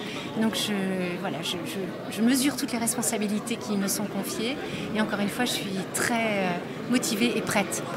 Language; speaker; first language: French; native; French